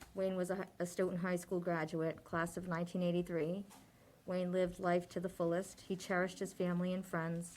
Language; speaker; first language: English; native; English